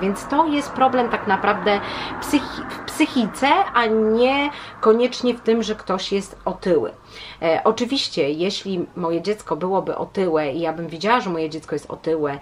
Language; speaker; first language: Polish; native; Polish